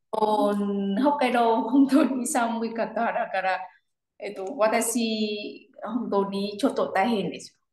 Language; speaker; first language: Japanese; non-native, learner; Vietnamese